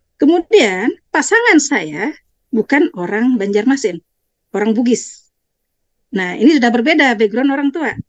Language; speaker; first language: Indonesian; non-native, local second language; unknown